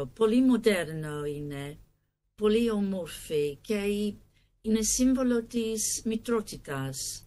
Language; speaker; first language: Greek; non-native, learner; English